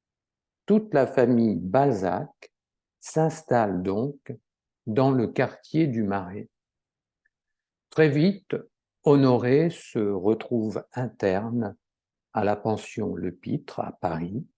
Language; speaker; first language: French; native; French